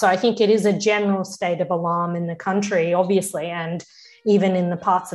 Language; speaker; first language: English; early bilingual, other home language; Russian